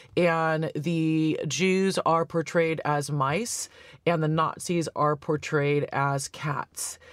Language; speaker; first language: English; native; English